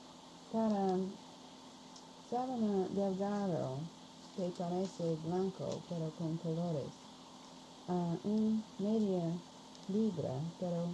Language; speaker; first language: Spanish; non-native, learner; English